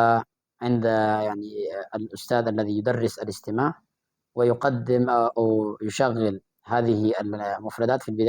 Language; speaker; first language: Arabic; non-native, fluent; Urdu